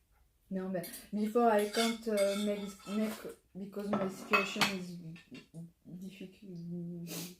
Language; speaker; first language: English; non-native, learner; French